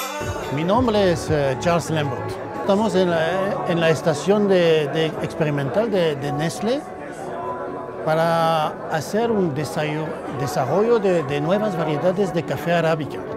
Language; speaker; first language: Spanish; non-native, fluent; French